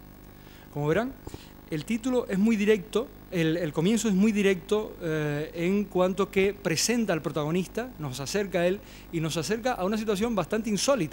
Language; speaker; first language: Spanish; native; Spanish